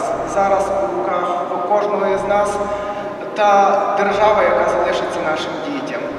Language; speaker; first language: Ukrainian; native; Ukrainian